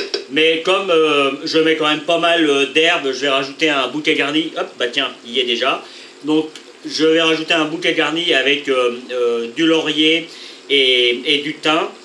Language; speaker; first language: French; native; French